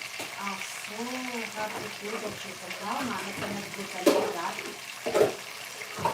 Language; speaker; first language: German; non-native, learner; Kurdish